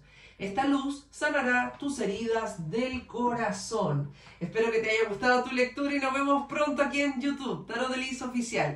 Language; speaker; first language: Spanish; native; Spanish